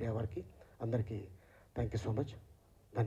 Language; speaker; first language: Telugu; native; Telugu